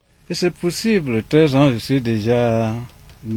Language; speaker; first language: French; non-native, local second language; Igbo